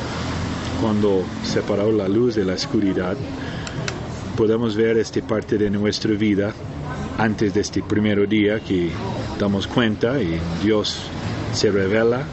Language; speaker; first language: Spanish; non-native, fluent; Portuguese